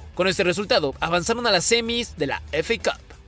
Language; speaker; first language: Spanish; native; Spanish